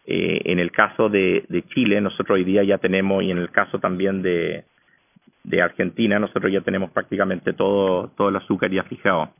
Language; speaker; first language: Spanish; native; Spanish